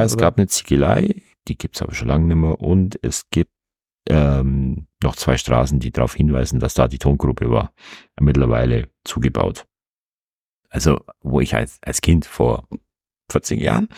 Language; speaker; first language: German; native; German